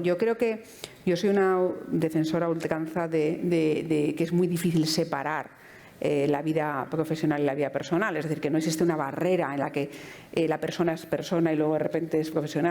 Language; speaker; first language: Spanish; native; Spanish